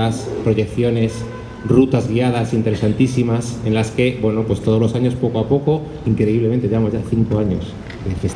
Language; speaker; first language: Spanish; native; Spanish